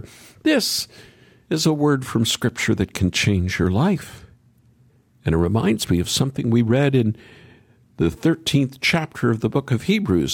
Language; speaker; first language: English; native; English